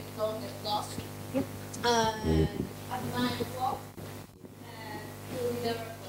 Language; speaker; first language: English; non-native, learner; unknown